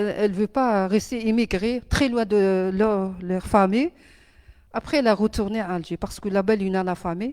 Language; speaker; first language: French; non-native, learner; Arabic